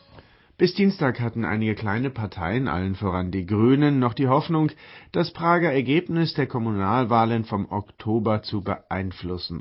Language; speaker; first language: German; native; German